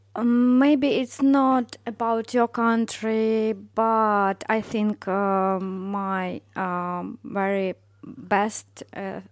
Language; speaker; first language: English; non-native, learner; Ukrainian